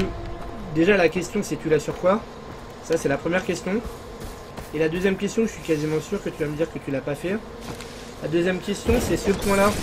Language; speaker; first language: French; native; French